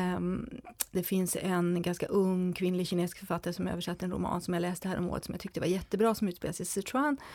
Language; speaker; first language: Swedish; native; Swedish